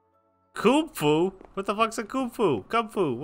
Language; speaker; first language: English; native; English